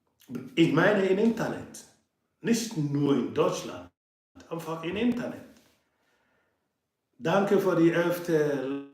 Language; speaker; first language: German; non-native, fluent; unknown